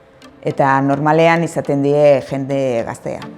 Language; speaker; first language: Basque; non-native, local second language; Spanish